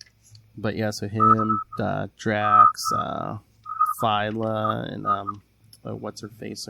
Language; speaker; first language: English; native; English